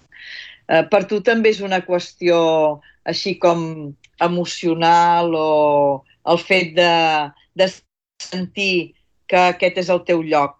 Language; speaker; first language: Catalan; native; Catalan